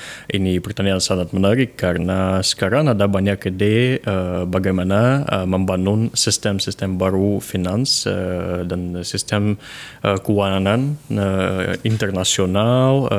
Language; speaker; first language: Indonesian; non-native, fluent; Russian